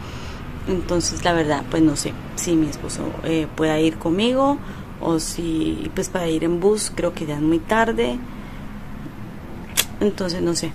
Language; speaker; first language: Spanish; native; Spanish